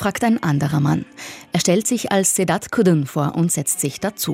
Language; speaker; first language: German; native; German